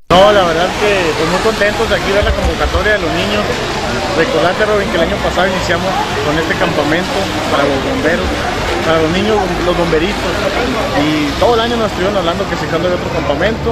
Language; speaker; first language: Spanish; native; Spanish